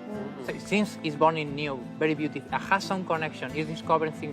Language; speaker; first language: English; non-native, learner; Spanish